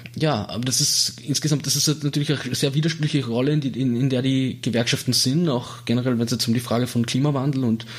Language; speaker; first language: German; native; German